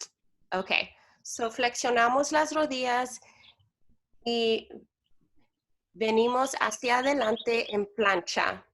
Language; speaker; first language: Spanish; non-native, learner; English